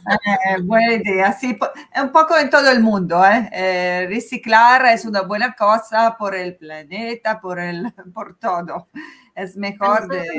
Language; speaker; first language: Spanish; non-native, fluent; Italian